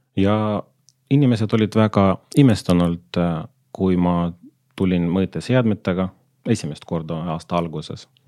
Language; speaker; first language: Estonian; non-native, local second language; Russian